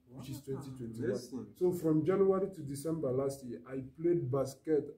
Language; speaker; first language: English; non-native, local second language; Igbo